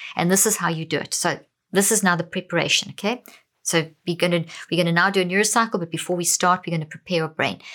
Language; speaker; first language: English; native; English